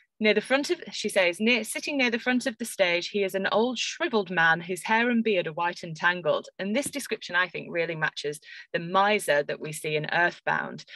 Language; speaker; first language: English; native; English